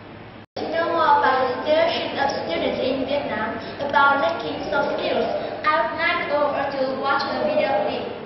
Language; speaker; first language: English; non-native, learner; Vietnamese